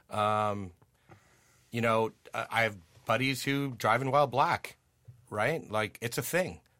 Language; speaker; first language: English; native; English